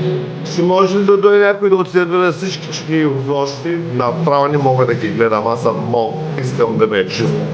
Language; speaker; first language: Bulgarian; native; Bulgarian